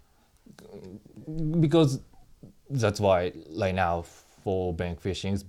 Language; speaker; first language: English; non-native, learner; Japanese